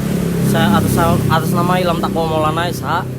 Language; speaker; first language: Indonesian; native; Indonesian